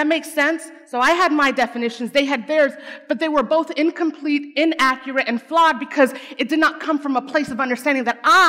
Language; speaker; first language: English; early bilingual, other home language; Spanish